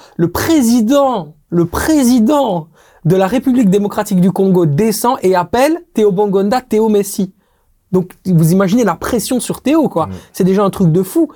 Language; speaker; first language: French; native; French